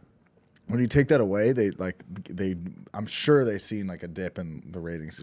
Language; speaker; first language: English; native; English